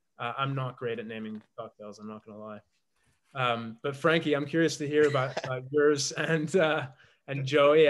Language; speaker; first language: English; native; English